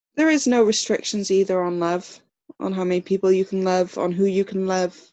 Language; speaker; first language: English; native; English